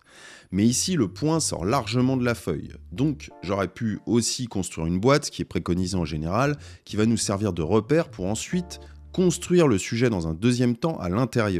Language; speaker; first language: French; native; French